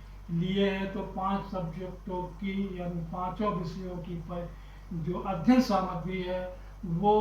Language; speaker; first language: Hindi; native; Hindi